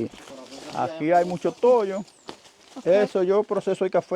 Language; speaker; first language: Spanish; native; Spanish